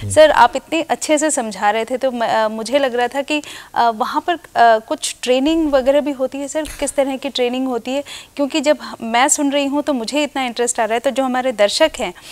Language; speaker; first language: Hindi; native; Hindi